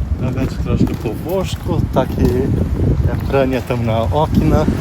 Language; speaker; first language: Polish; non-native, learner; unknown